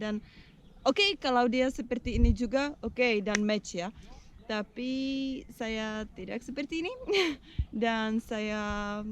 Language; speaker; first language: Indonesian; non-native, learner; Czech